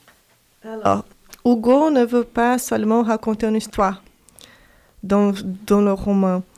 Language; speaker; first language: French; non-native, fluent; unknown